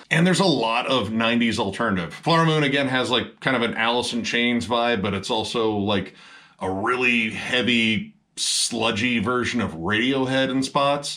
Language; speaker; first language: English; native; English